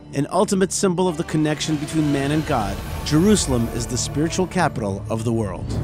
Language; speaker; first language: English; native; English